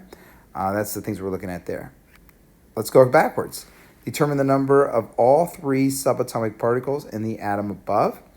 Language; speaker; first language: English; native; English